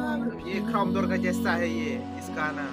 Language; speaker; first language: Hindi; non-native, local second language; Khasi